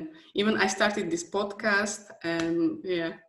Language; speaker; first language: English; non-native, fluent; Slovak